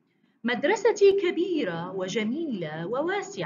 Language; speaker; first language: Arabic; non-native, learner; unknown